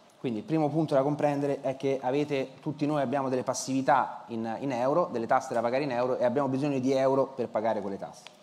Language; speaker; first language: Italian; native; Italian